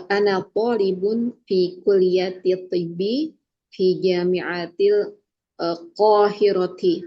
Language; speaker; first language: Arabic; non-native, learner; Indonesian